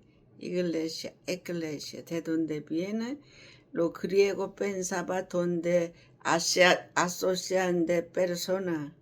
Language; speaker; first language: Spanish; non-native, learner; Korean